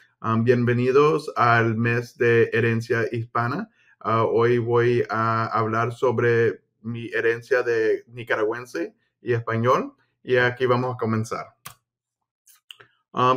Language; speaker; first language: Spanish; early bilingual, heritage; Spanish